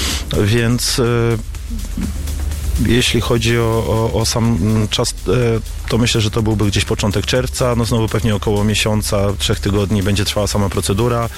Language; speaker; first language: Polish; native; Polish